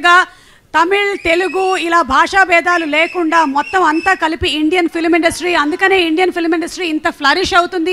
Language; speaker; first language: Telugu; native; Telugu